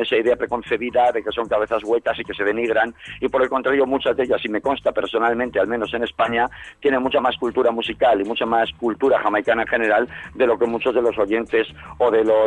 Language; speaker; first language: Spanish; native; Spanish